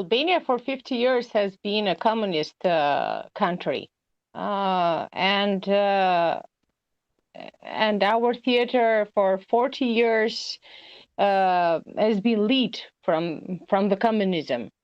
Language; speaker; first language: English; non-native, learner; Albanian